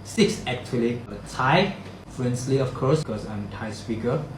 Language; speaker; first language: English; non-native, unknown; Thai